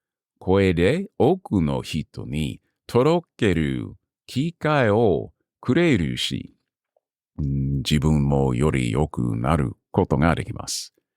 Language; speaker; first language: Japanese; non-native, learner; English